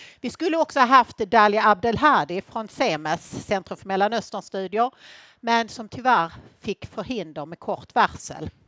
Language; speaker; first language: Swedish; native; Swedish